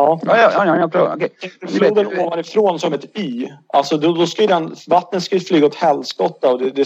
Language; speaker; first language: Swedish; native; Swedish